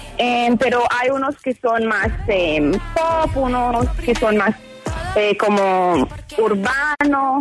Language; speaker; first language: Spanish; early bilingual, heritage; Hebrew